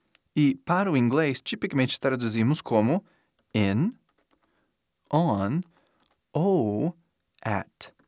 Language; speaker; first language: Portuguese; non-native, fluent; English